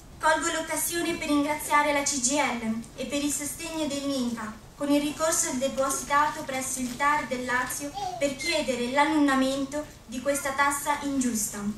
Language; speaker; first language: Italian; early bilingual, other home language; Arabic